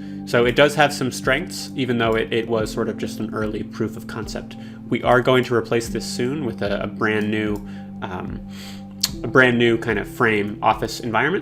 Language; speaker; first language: English; native; English